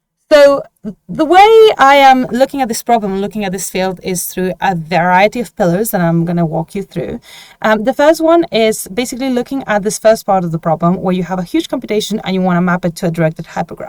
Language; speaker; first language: English; non-native, fluent; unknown